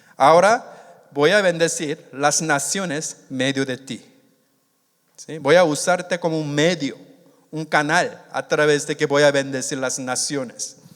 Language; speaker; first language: Spanish; non-native, fluent; Korean